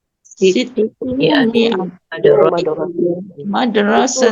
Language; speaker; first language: Arabic; non-native, learner; Indonesian